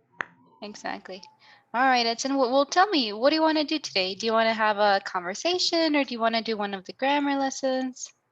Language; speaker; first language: English; non-native, fluent; Spanish